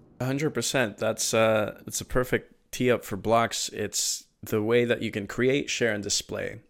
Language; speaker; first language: English; early bilingual, other home language; Spanish